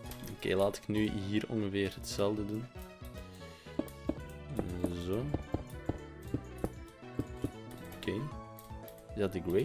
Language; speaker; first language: Dutch; native; Dutch